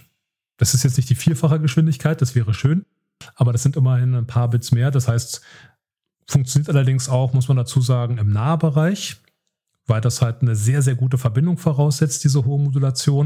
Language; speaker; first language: German; native; German